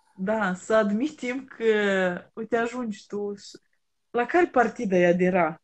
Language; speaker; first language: Romanian; native; Romanian